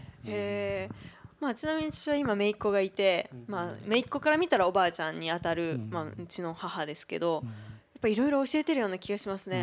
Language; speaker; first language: Japanese; native; Japanese